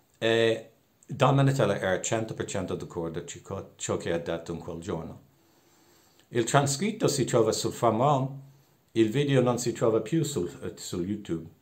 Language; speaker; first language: Italian; non-native, fluent; English